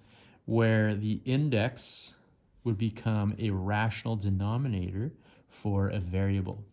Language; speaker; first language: English; native; English